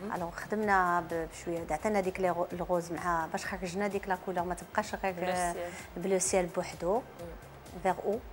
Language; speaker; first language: Arabic; native; Arabic